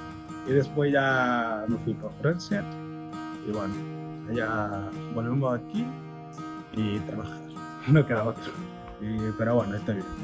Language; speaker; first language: Spanish; non-native, learner; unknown